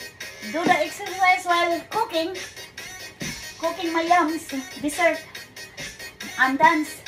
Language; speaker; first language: English; non-native, learner; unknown